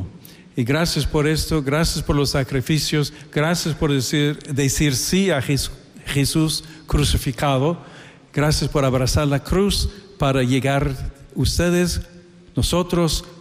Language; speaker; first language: Spanish; non-native, fluent; English